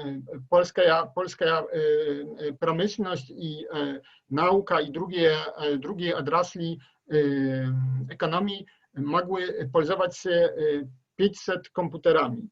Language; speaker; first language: Russian; non-native, learner; Polish